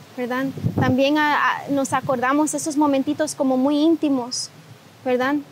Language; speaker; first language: Spanish; early bilingual, heritage; Spanish